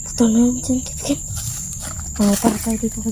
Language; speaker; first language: Filipino; non-native, local second language; Cebuano